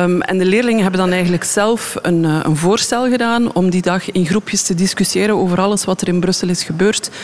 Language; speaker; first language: Dutch; native; Dutch